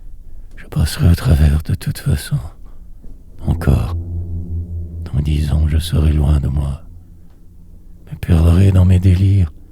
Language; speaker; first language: French; native; French